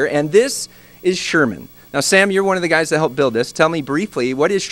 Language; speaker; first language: English; native; English